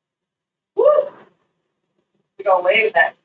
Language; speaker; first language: English; native; English